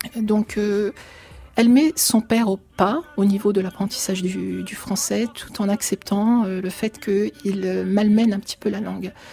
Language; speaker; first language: French; early bilingual, other home language; Arabic